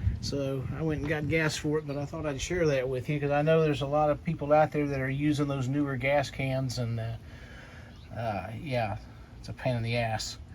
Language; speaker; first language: English; native; English